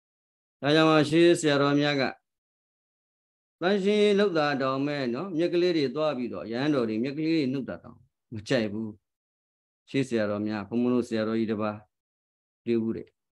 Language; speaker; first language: Burmese; native; Burmese